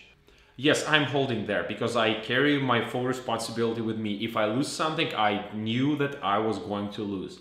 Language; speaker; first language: English; non-native, fluent; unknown